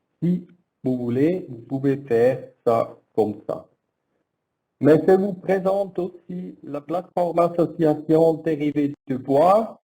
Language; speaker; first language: French; non-native, learner; German